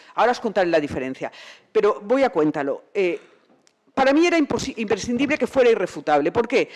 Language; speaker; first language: Spanish; native; Spanish